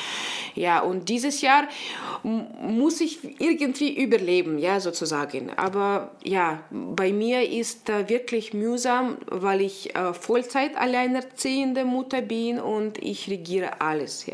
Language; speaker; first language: German; non-native, local second language; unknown